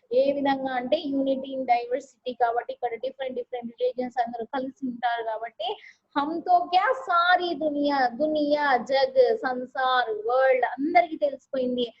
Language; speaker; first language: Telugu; non-native, local second language; Urdu